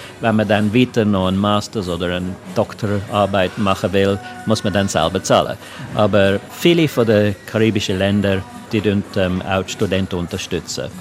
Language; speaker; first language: German; non-native, local second language; English